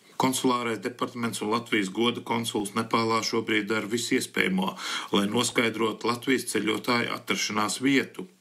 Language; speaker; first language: Latvian; early bilingual, heritage; Latvian